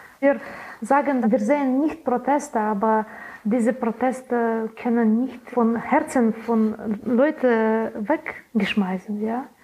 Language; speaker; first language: German; non-native, learner; Belarusian